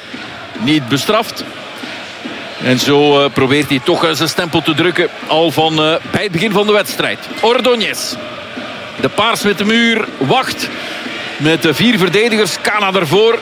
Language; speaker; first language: Dutch; native; Dutch